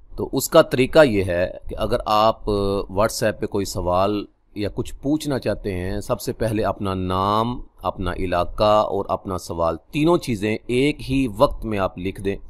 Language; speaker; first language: Urdu; native; Urdu